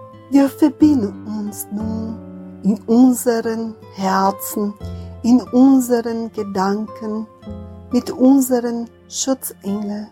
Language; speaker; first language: German; non-native, fluent; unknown